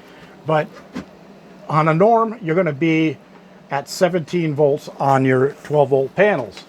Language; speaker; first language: English; native; English